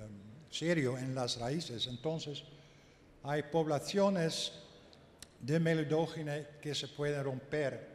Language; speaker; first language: Spanish; non-native, learner; Dutch